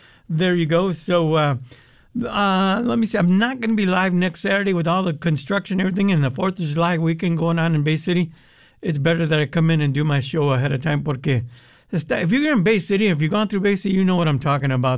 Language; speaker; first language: English; early bilingual, other home language; Spanish